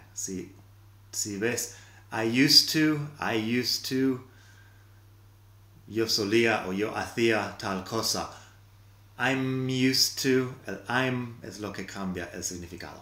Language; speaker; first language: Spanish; non-native, fluent; English